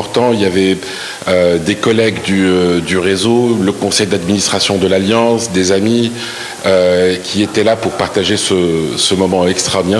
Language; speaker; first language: French; non-native, local second language; Arabic